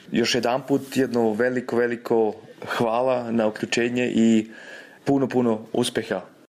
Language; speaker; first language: Serbian; early bilingual, heritage; Serbian